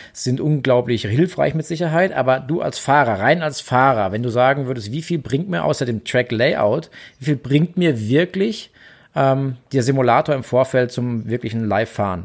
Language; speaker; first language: German; native; German